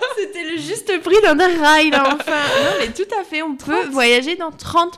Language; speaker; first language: French; native; French